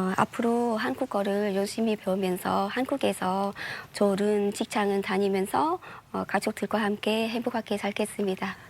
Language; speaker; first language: Korean; non-native, fluent; Vietnamese